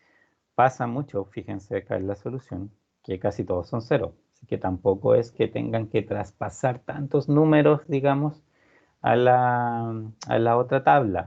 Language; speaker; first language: Spanish; native; Spanish